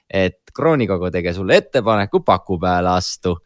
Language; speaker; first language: Estonian; native; Estonian